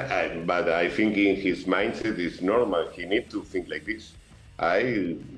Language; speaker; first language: English; non-native, learner; Spanish